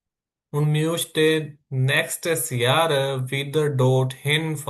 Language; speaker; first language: German; non-native, fluent; Urdu